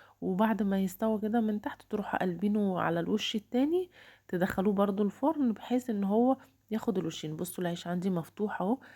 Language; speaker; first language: Egyptian Arabic; native; Egyptian Arabic